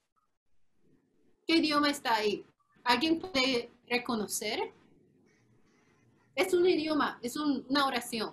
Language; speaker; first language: Spanish; non-native, fluent; Korean